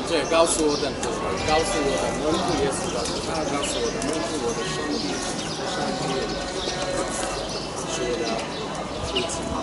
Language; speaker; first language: Chinese; non-native, fluent; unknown